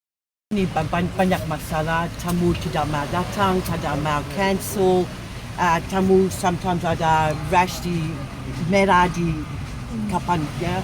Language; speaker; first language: Indonesian; non-native, learner; English